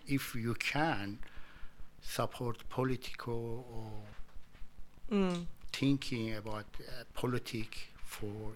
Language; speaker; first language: English; non-native, learner; Persian